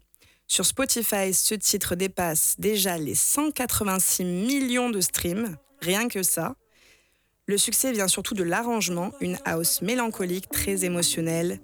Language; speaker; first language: French; native; French